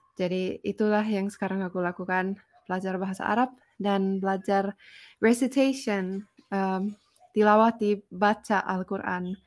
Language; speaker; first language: Indonesian; non-native, fluent; Finnish